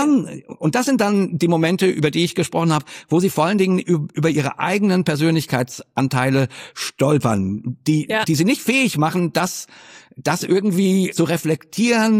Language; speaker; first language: German; native; German